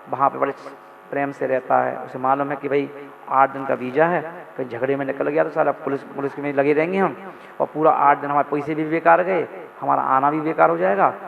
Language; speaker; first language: Hindi; native; Hindi